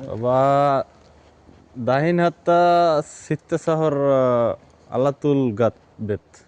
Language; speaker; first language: Arabic; non-native, learner; Bangla